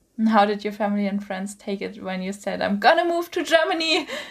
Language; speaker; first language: English; non-native, fluent; German